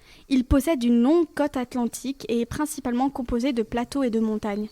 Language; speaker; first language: French; native; French